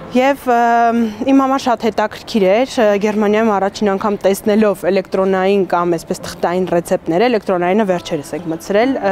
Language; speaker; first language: Armenian; native; Armenian